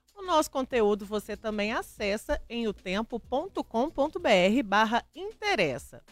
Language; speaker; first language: Portuguese; native; Portuguese